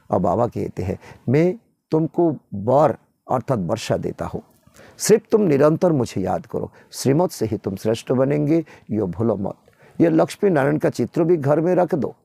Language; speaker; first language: Hindi; non-native, local second language; Bangla